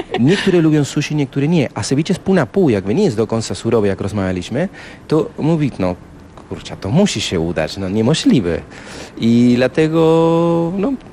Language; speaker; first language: Polish; non-native, learner; Spanish